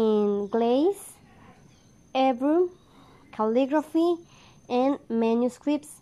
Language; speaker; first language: English; non-native, learner; Spanish